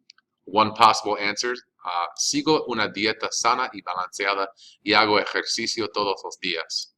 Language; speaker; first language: Spanish; non-native, fluent; English